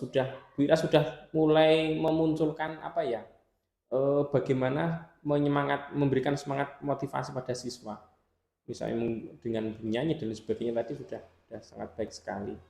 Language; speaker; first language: Indonesian; native; Indonesian